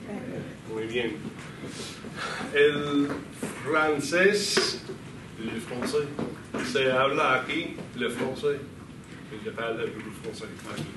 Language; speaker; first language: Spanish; non-native, fluent; English